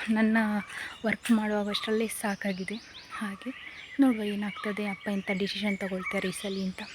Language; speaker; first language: Kannada; native; Kannada